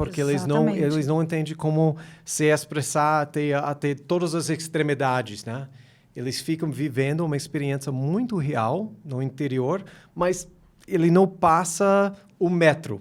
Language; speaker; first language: Portuguese; non-native, fluent; English